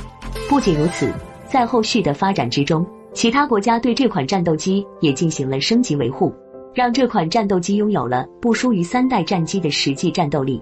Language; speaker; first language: Chinese; native; Chinese